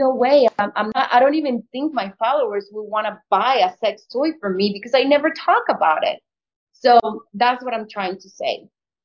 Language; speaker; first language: English; non-native, fluent; Spanish